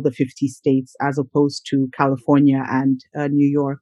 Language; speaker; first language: English; non-native, local second language; Ganda